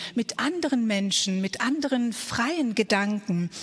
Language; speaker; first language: German; early bilingual, other home language; Croatian